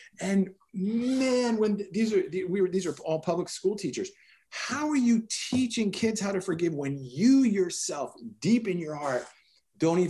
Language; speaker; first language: English; native; English